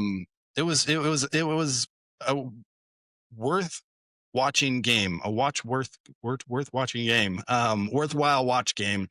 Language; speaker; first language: English; native; English